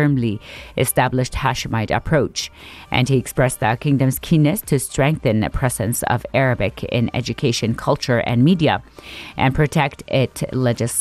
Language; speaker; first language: English; non-native, fluent; Arabic